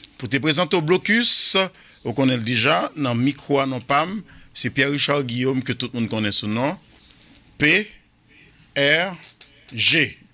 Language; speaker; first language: French; non-native, local second language; Haitian Creole